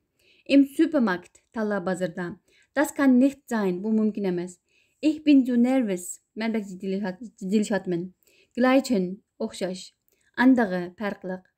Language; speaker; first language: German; non-native, learner; Uyghur